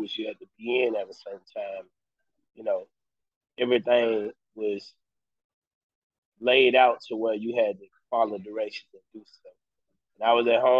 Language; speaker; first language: English; native; English